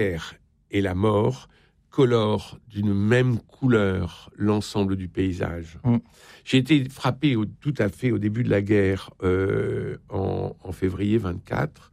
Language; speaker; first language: French; native; French